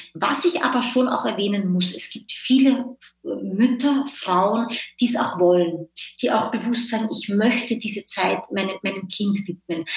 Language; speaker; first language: German; native; German